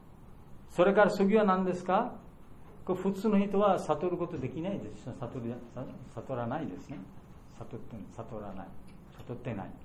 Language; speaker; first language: Japanese; non-native, learner; Bangla